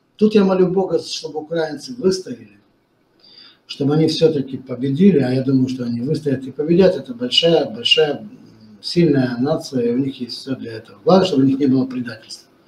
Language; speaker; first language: Russian; non-native, local second language; Romanian